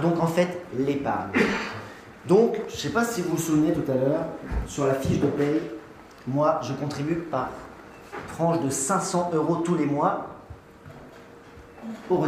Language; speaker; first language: French; native; French